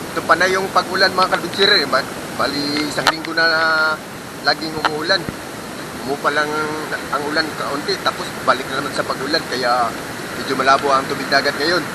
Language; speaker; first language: Filipino; native; Filipino